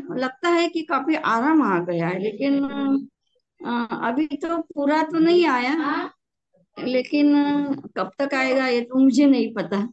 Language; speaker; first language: Hindi; native; Hindi